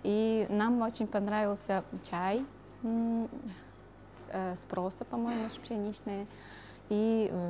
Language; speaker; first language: Russian; non-native, local second language; Tuvinian